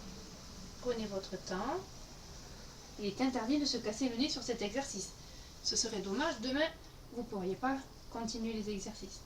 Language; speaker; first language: French; native; French